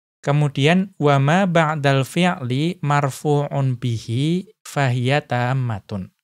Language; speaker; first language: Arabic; non-native, fluent; Indonesian